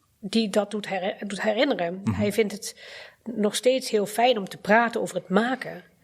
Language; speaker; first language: Dutch; early bilingual, other home language; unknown